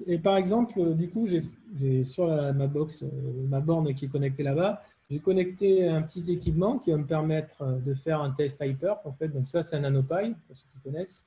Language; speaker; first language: French; native; French